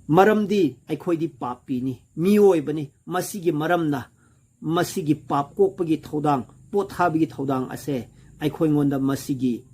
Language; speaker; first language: Manipuri; non-native, local second language; Rongmei Naga